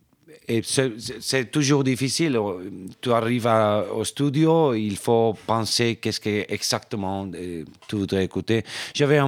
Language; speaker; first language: French; non-native, fluent; Spanish